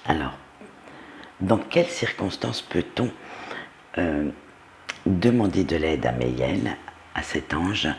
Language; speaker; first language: French; native; French